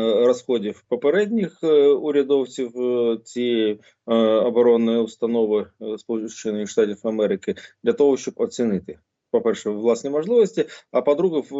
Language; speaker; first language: Ukrainian; native; Ukrainian